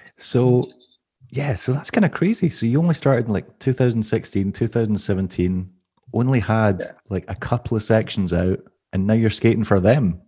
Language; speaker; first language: English; native; English